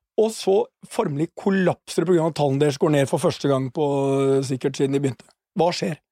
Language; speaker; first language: Norwegian; native; Norwegian